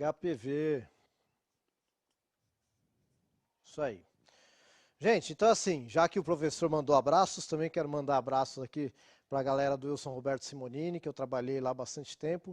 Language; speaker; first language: Portuguese; native; Portuguese